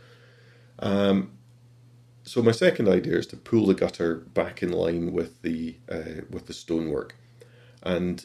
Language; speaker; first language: English; native; English